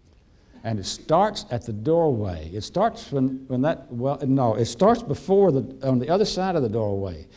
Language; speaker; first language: English; native; English